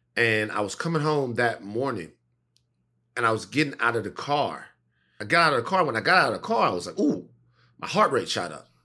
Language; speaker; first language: English; native; English